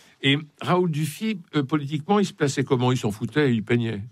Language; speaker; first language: French; native; French